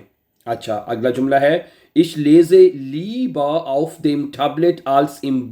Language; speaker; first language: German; non-native, fluent; Urdu